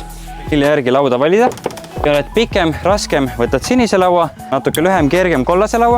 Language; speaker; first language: Estonian; native; Estonian